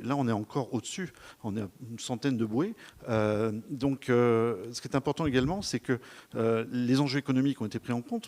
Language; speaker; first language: French; native; French